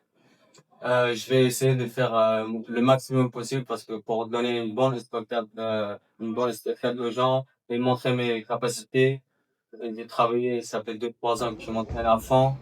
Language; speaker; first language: French; non-native, fluent; Persian